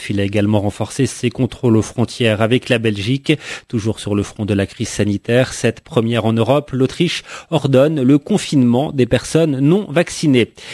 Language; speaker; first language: French; native; French